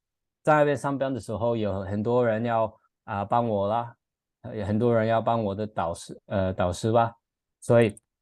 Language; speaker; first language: Chinese; non-native, fluent; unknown